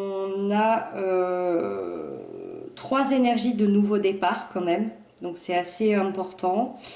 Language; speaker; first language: French; native; French